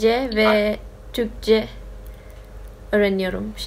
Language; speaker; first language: Turkish; non-native, learner; Malay